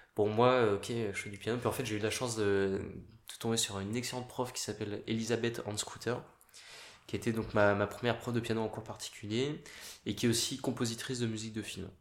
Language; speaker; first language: French; native; French